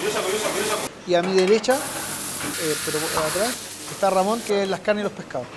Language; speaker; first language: Spanish; native; Spanish